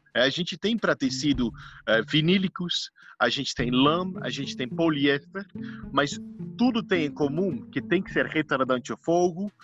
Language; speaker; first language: Portuguese; non-native, fluent; Dutch